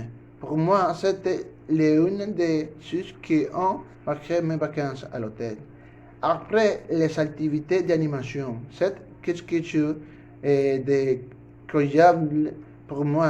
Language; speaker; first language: French; non-native, learner; Spanish